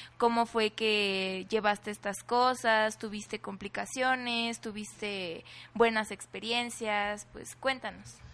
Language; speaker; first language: Spanish; native; Spanish